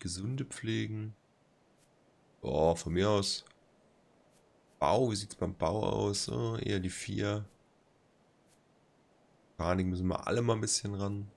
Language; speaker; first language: German; native; German